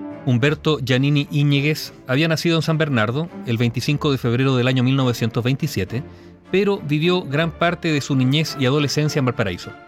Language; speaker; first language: Spanish; native; Spanish